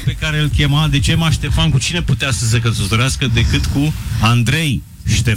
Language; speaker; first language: Romanian; native; Romanian